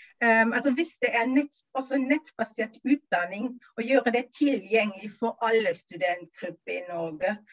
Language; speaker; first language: Norwegian; non-native, fluent; German